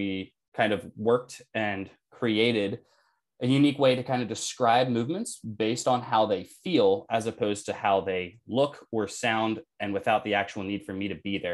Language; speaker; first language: English; native; English